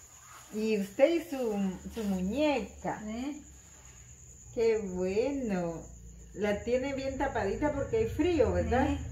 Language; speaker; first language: Spanish; native; Spanish